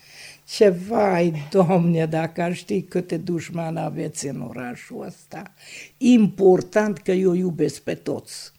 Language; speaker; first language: Romanian; non-native, local second language; Hungarian